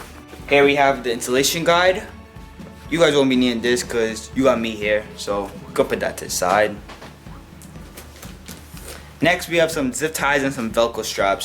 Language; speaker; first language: English; native; English